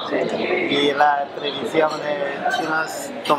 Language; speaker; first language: Spanish; non-native, learner; Chinese